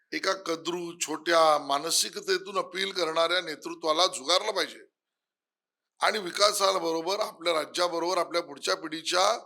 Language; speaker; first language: Marathi; native; Marathi